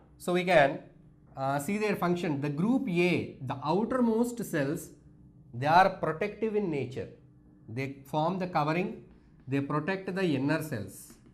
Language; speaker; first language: English; non-native, local second language; Telugu